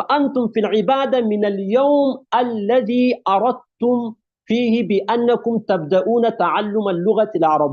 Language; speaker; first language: Arabic; non-native, fluent; Urdu